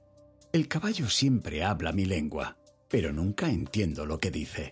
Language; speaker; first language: Spanish; native; Spanish